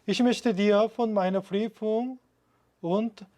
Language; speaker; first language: German; non-native, fluent; Korean